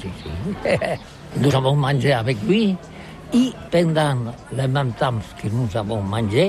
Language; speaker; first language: French; non-native, learner; Catalan